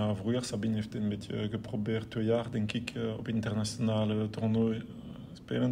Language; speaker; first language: Dutch; non-native, local second language; French